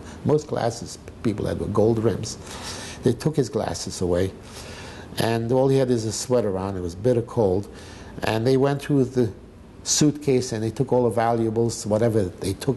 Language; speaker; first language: English; non-native, fluent; Hungarian